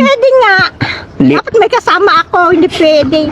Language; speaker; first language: Filipino; non-native, local second language; Iloko